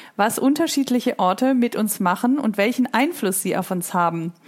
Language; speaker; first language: German; native; German